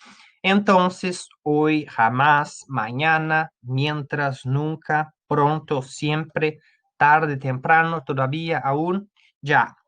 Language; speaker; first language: Spanish; non-native, fluent; Portuguese